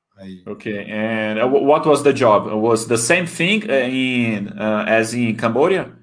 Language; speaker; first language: English; non-native, fluent; Portuguese